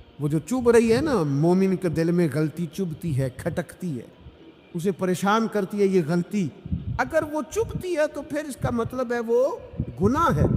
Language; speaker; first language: Urdu; non-native, local second language; Punjabi